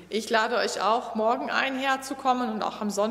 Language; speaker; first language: German; native; German